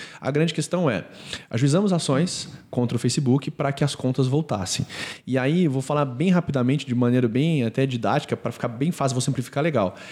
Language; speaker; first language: Portuguese; native; Portuguese